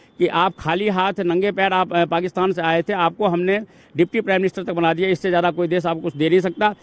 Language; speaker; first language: Hindi; native; Hindi